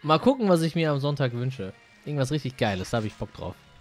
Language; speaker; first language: German; native; German